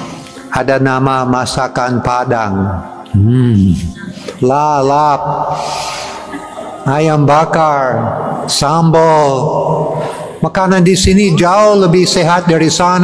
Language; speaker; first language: Indonesian; non-native, fluent; English